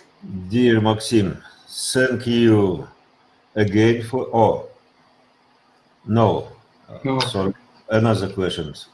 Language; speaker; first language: English; non-native, learner; Russian